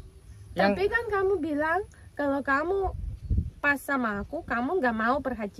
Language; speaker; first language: Indonesian; non-native, fluent; Russian